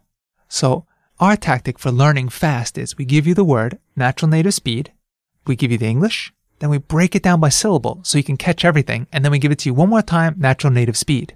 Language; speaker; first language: English; native; English